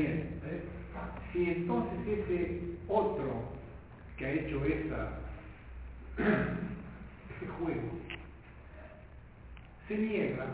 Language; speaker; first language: Spanish; native; Spanish